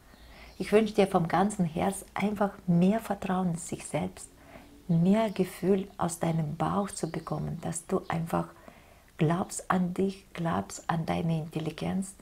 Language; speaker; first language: German; non-native, fluent; Russian